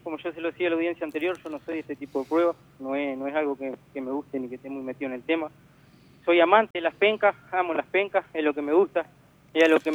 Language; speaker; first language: Spanish; native; Spanish